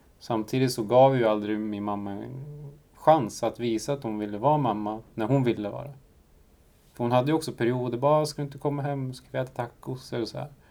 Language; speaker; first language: Swedish; early bilingual, other home language; Spanish